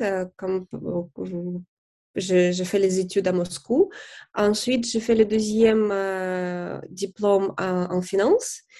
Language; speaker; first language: French; non-native, fluent; Russian